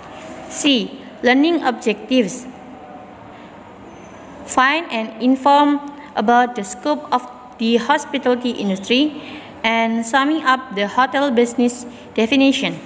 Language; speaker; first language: English; non-native, learner; Indonesian